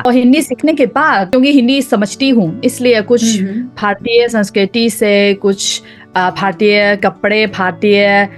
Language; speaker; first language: Hindi; non-native, learner; Chinese